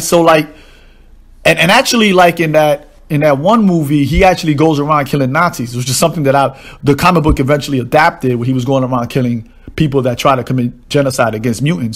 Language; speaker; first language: English; native; English